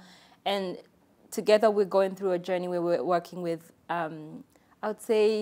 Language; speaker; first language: English; non-native, local second language; Kinyarwanda